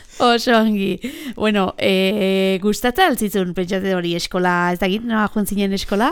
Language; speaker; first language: Basque; native; Basque